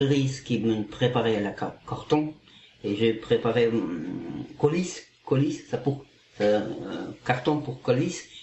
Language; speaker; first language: French; non-native, learner; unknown